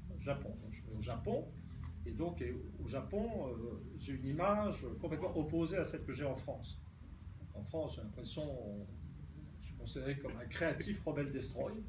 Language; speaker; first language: French; native; French